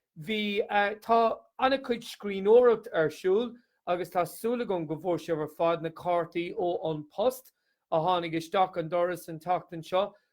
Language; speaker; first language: Irish; native; Irish